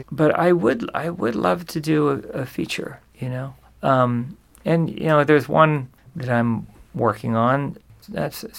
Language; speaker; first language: English; native; English